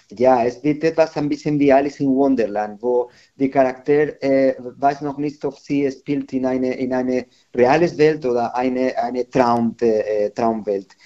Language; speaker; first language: German; non-native, learner; Spanish